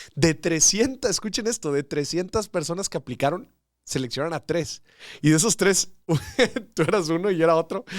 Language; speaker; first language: Spanish; native; Spanish